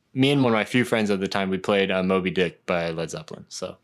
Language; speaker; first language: English; non-native, local second language; Cantonese